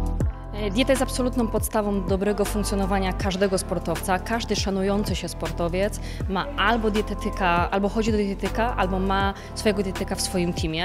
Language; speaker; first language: Polish; native; Polish